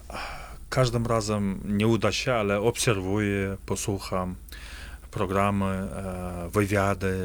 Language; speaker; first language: Polish; non-native, fluent; Kazakh